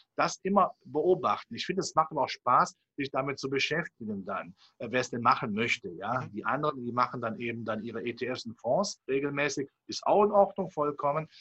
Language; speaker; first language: German; native; German